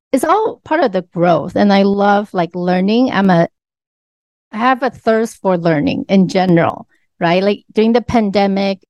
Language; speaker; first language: English; early bilingual, other home language; Chinese